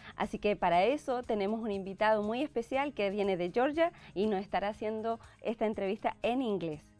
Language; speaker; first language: Spanish; native; Spanish